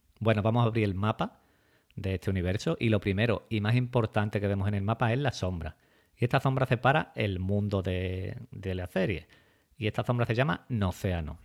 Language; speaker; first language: Spanish; native; Spanish